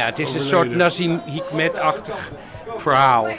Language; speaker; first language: Dutch; native; Dutch